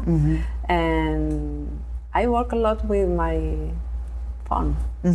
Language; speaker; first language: English; non-native, learner; Spanish